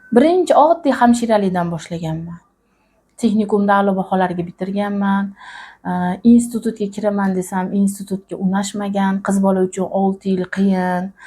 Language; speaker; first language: Uzbek; native; Uzbek